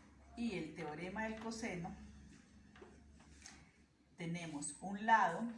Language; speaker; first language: Spanish; native; Spanish